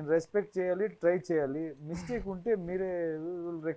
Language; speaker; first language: Telugu; non-native, fluent; Kannada